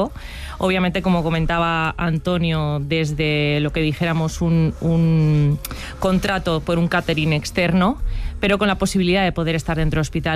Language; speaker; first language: Spanish; native; Spanish